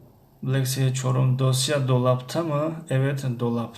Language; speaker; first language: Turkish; non-native, fluent; Tajik